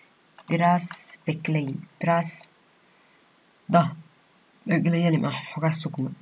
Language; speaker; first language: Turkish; non-native, fluent; Somali